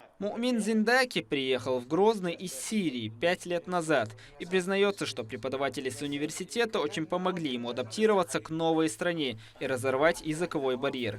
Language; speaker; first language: Russian; native; Russian